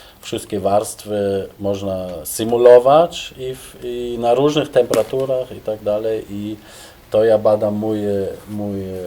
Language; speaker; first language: Polish; non-native, fluent; German